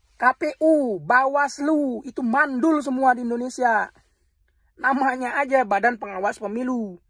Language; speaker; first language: Indonesian; native; Indonesian